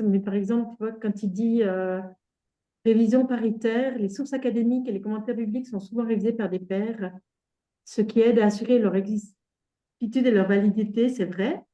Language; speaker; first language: French; native; French